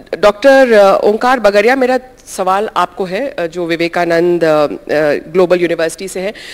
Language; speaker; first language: Hindi; native; Hindi